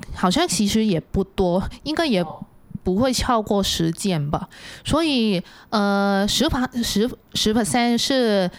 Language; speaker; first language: Chinese; non-native, local second language; Cantonese